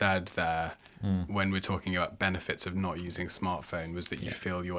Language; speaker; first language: English; native; English